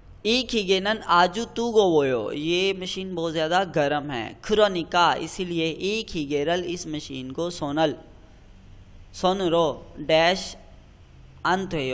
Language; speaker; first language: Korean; non-native, learner; Urdu